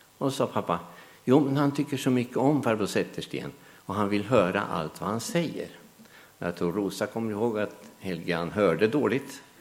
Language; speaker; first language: Swedish; native; Swedish